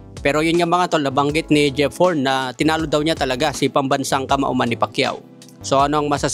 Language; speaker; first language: Filipino; native; Filipino